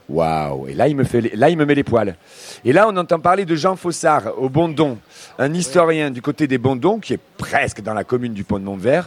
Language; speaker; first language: French; native; French